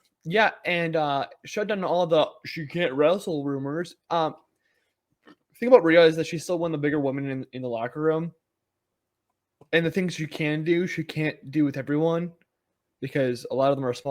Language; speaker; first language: English; native; English